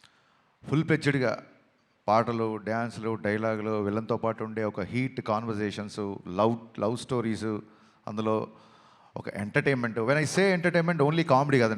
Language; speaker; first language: Telugu; native; Telugu